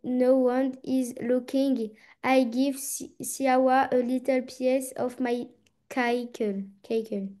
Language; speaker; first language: English; non-native, learner; French